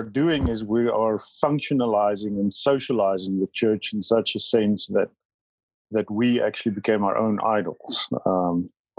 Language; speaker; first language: English; non-native, local second language; Afrikaans